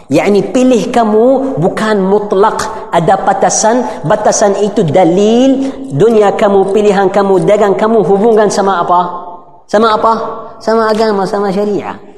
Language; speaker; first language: Malay; non-native, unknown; Arabic